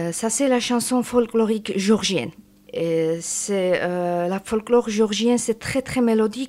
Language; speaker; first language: French; non-native, learner; Georgian